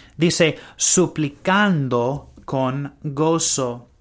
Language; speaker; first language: Spanish; non-native, learner; English